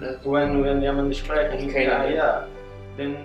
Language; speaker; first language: German; non-native, learner; Persian